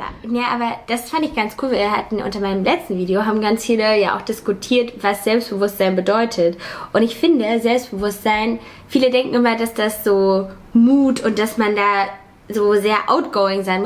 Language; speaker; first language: German; native; German